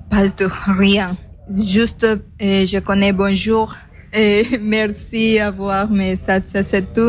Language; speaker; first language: French; non-native, learner; Spanish